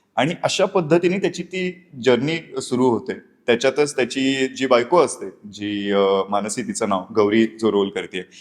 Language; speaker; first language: Marathi; native; Marathi